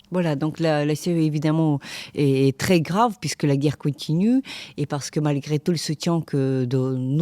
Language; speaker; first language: French; non-native, fluent; Ukrainian